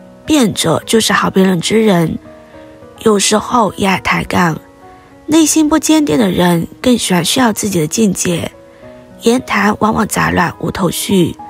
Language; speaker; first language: Chinese; native; Chinese